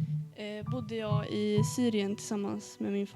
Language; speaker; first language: Swedish; early bilingual, other home language; Arabic